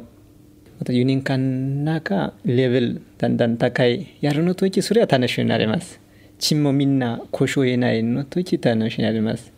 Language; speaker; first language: Japanese; non-native, learner; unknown